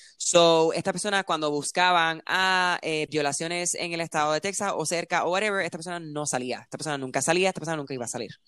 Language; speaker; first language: Spanish; early bilingual, heritage; Spanish